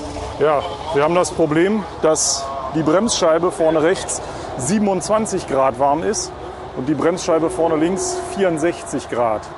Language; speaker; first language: German; native; German